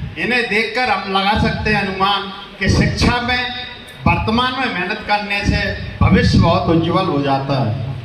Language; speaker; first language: Hindi; native; Hindi